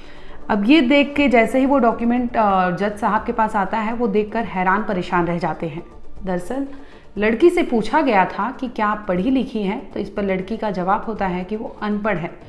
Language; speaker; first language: Hindi; native; Hindi